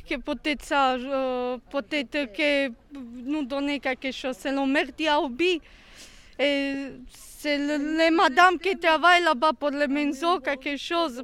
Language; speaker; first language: French; non-native, learner; Serbian